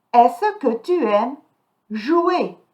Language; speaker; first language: French; non-native, fluent; English